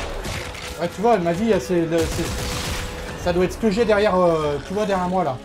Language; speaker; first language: French; native; French